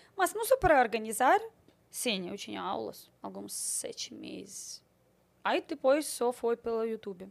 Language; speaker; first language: Portuguese; non-native, fluent; Russian